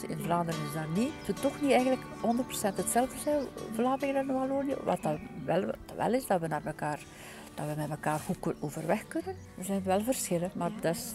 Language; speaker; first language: Dutch; native; Dutch